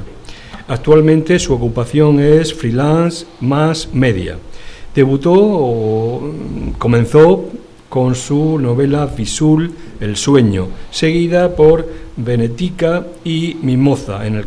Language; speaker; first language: Spanish; native; Spanish